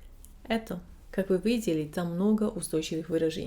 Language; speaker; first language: Russian; non-native, fluent; Serbian